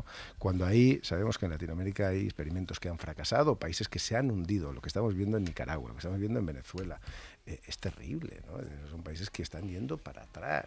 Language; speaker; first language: Spanish; native; Spanish